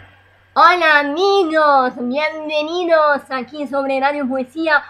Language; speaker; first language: Spanish; non-native, learner; Italian